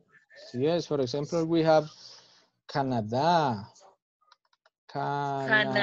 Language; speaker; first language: English; non-native, fluent; Spanish